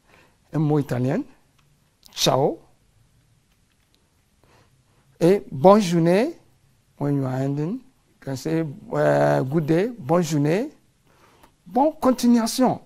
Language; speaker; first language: French; non-native, fluent; English